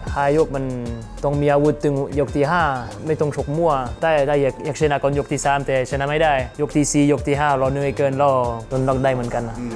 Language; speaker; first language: Thai; non-native, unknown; French